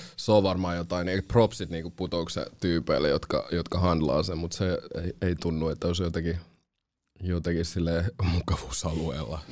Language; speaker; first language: Finnish; early bilingual, other home language; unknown